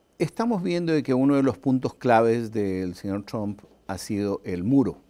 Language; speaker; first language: Spanish; native; Spanish